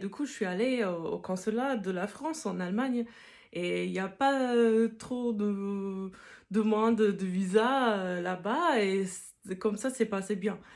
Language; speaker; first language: French; non-native, fluent; English